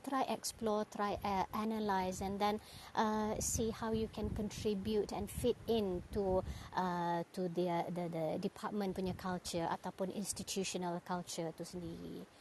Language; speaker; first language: English; non-native, local second language; Malay